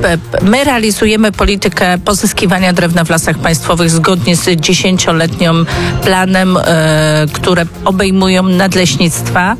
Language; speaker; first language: Polish; native; Polish